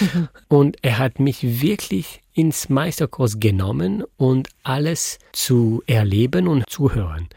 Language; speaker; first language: German; non-native, fluent; French